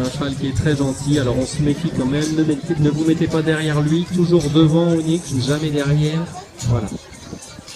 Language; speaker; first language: French; native; French